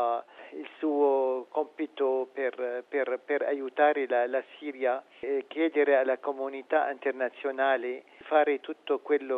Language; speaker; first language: Italian; non-native, fluent; Arabic